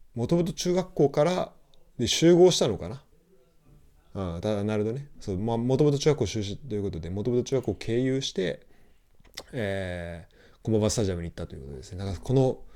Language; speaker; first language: Japanese; native; Japanese